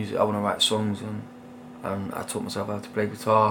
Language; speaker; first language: English; native; English